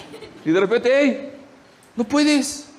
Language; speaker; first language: Spanish; native; Spanish